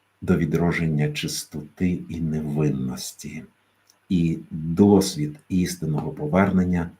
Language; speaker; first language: Ukrainian; native; Ukrainian